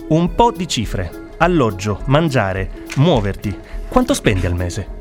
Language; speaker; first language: Italian; native; Italian